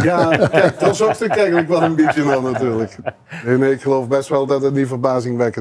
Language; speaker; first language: Dutch; native; Dutch